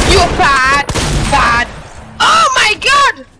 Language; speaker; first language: English; non-native, learner; French